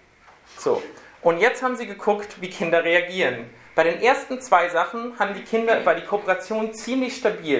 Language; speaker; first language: German; native; German